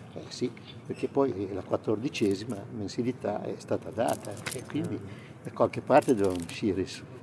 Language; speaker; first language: Italian; native; Italian